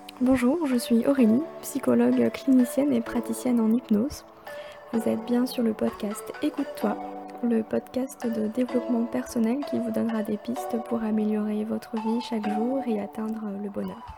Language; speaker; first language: French; native; French